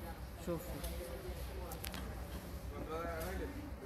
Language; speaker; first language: Arabic; non-native, learner; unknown